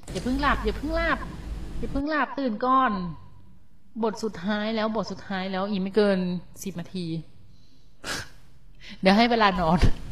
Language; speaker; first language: Thai; native; Thai